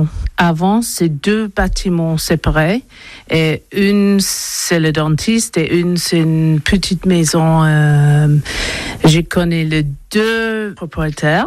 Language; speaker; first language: French; non-native, learner; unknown